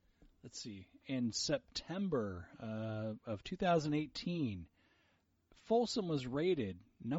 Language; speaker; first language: English; early bilingual, other home language; Portuguese